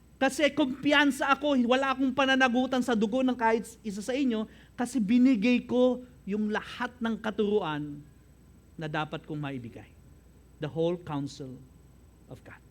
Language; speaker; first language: Filipino; native; Filipino